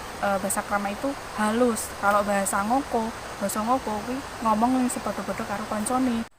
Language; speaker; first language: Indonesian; non-native, local second language; Javanese